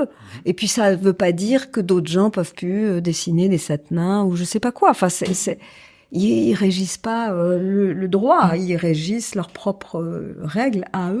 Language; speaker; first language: French; native; French